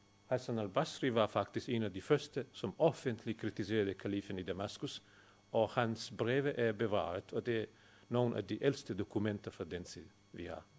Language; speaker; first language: Danish; non-native, fluent; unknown